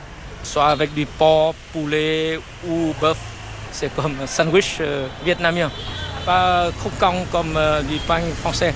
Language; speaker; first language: French; non-native, fluent; Vietnamese